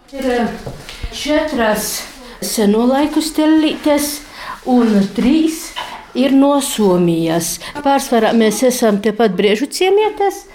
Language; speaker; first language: Latvian; native; Latvian